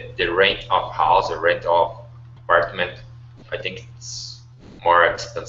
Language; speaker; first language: English; non-native, learner; Portuguese